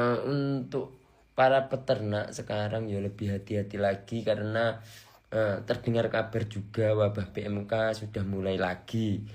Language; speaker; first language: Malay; non-native, local second language; Javanese